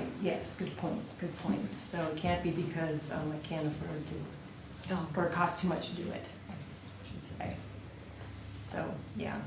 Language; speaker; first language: English; native; English